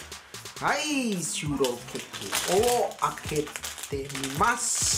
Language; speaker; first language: Japanese; non-native, learner; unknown